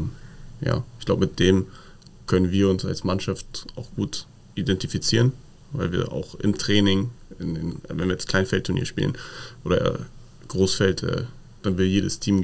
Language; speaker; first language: German; native; German